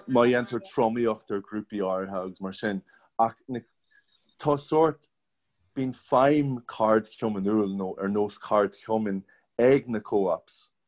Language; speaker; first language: Irish; non-native, local second language; English